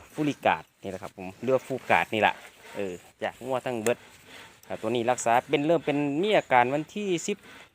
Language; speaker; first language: Thai; native; Thai